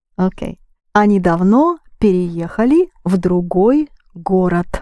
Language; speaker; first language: Russian; non-native, fluent; English